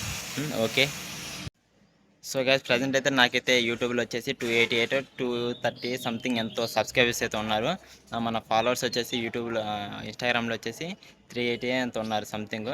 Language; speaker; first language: Telugu; native; Telugu